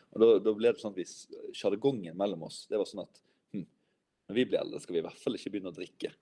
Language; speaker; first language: Norwegian; native; Norwegian